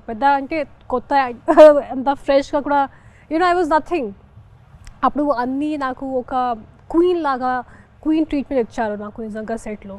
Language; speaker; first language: Telugu; non-native, fluent; Hindi